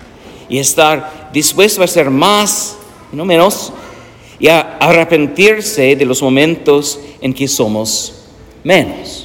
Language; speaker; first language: Spanish; non-native, learner; English